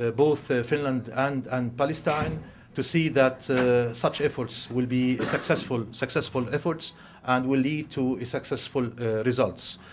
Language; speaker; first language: English; non-native, fluent; Arabic